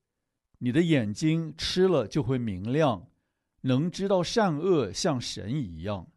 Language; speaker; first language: Chinese; native; Chinese